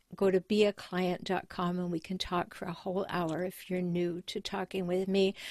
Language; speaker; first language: English; native; English